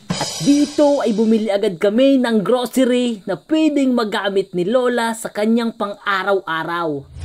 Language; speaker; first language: Filipino; non-native, local second language; Bikol